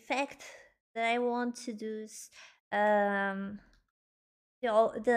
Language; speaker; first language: English; non-native, learner; Spanish